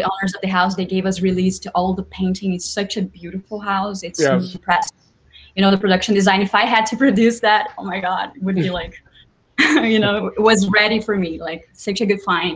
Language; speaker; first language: English; non-native, fluent; Portuguese